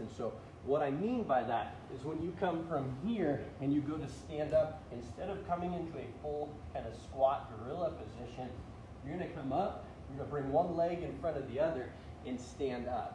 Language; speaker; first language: English; native; English